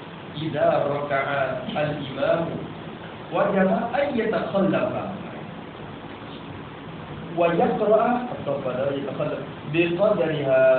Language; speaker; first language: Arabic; non-native, fluent; Malay